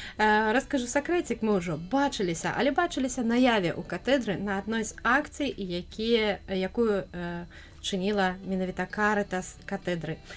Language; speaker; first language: Belarusian; native; Belarusian